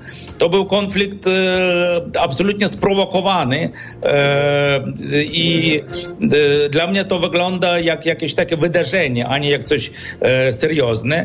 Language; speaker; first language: Polish; non-native, fluent; Ukrainian